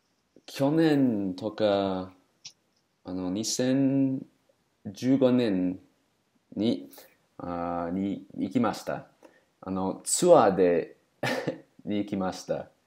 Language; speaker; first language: Japanese; non-native, learner; English